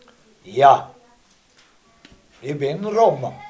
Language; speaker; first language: German; non-native, learner; Romany